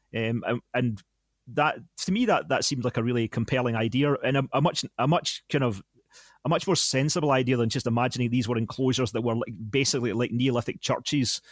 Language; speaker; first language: English; native; English